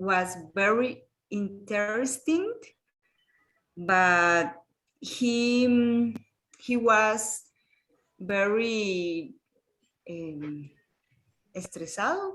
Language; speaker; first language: English; non-native, learner; Spanish